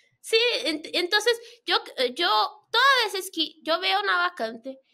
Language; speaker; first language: Spanish; non-native, fluent; Portuguese